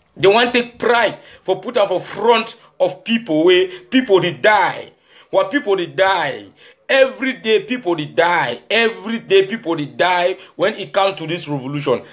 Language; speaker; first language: Nigerian Pidgin; native; Nigerian Pidgin